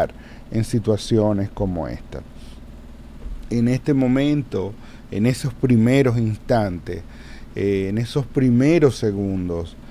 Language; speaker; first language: Spanish; native; Spanish